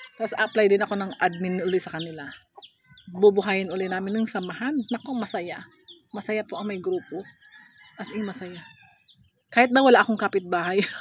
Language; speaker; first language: Filipino; non-native, local second language; Hiligaynon